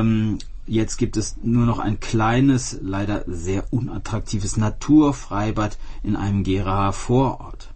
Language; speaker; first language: German; native; German